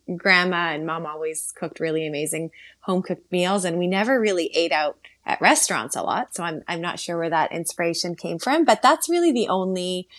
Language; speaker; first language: English; early bilingual, other home language; Slovak